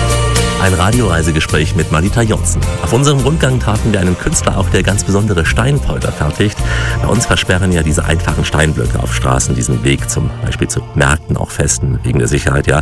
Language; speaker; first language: German; native; German